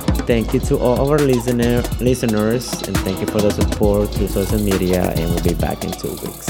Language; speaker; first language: English; early bilingual, other home language; Spanish